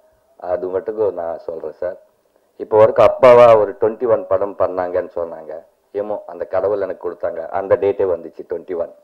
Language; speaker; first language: Tamil; non-native, learner; Telugu